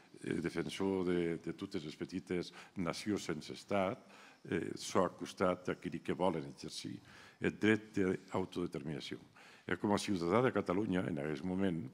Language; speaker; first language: Catalan; non-native, local second language; Occitan